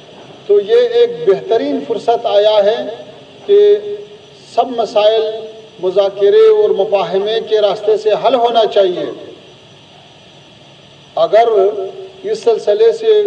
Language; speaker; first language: Hindi; non-native, fluent; Pashto